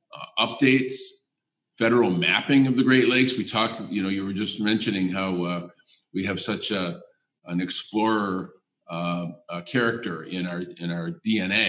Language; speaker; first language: English; native; English